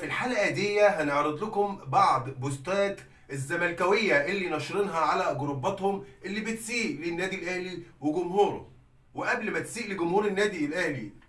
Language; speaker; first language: Arabic; native; Arabic